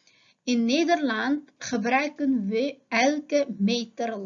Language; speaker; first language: Dutch; non-native, fluent; Uyghur